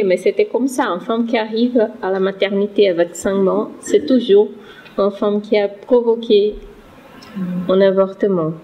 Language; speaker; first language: French; non-native, learner; Portuguese